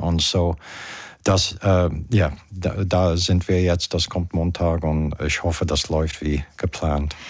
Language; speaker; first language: German; non-native, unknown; English